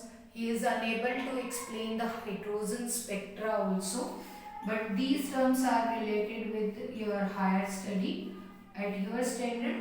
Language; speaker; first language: English; non-native, local second language; Hindi